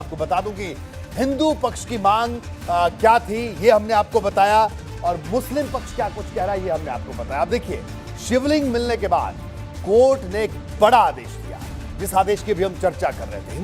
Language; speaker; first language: Hindi; native; Hindi